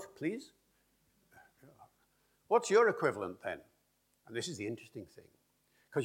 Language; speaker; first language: English; native; English